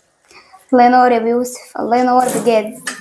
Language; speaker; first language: Arabic; native; Arabic